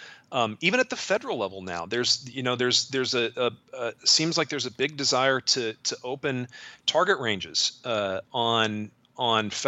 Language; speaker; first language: English; native; English